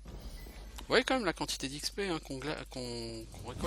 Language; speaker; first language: French; native; French